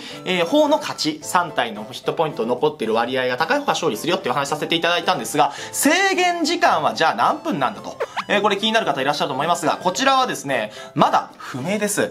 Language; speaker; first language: Japanese; native; Japanese